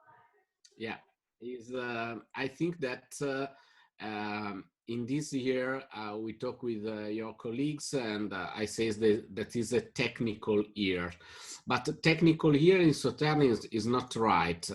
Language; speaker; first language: English; non-native, fluent; Italian